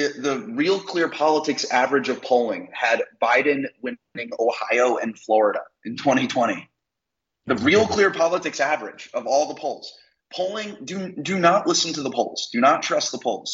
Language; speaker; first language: English; native; English